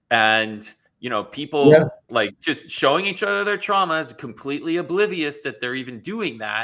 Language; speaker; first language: English; native; English